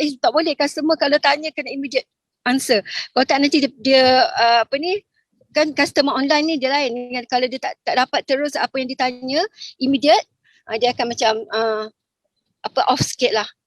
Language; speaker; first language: Malay; native; Malay